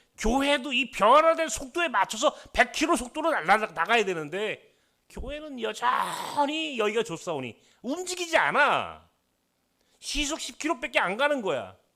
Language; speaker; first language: Korean; native; Korean